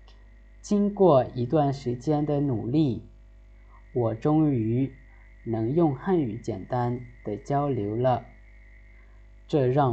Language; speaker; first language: Chinese; non-native, fluent; Lao